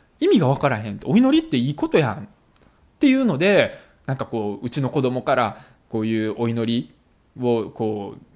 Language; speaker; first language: Japanese; early bilingual, other home language; Russian